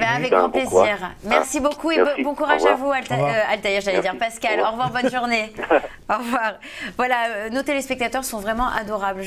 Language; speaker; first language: French; native; French